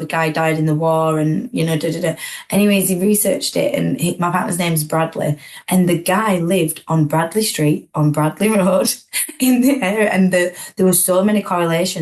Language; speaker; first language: English; native; English